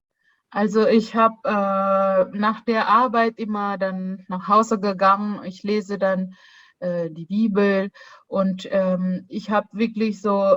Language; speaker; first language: German; non-native, fluent; Indonesian